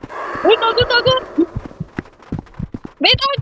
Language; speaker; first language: Filipino; native; Filipino